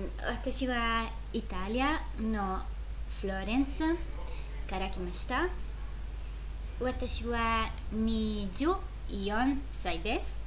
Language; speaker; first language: Japanese; non-native, learner; Italian